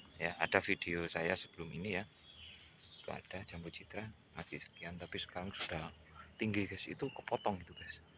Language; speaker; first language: Indonesian; non-native, local second language; Javanese